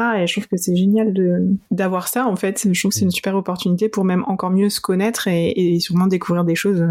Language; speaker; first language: French; early bilingual, other home language; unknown